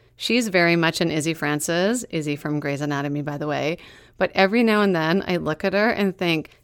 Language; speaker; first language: English; native; English